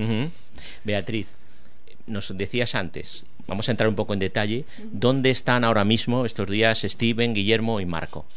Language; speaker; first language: Spanish; native; Spanish